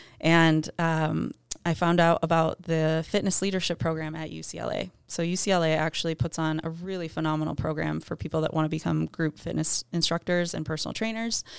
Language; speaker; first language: English; native; English